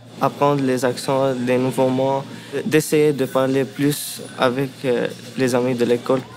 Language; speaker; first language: French; non-native, learner; Arabic